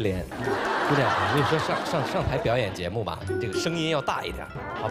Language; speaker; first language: Chinese; native; Chinese